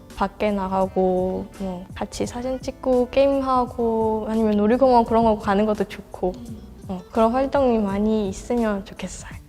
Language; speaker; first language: Korean; non-native, fluent; Burmese